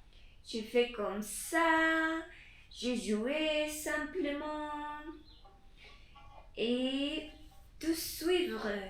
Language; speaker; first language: French; non-native, learner; Spanish